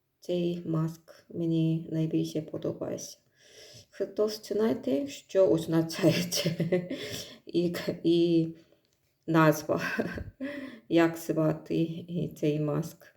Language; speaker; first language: Ukrainian; non-native, learner; Korean